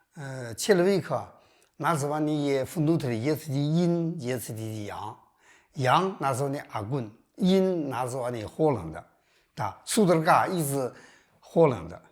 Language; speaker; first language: Russian; non-native, learner; Chinese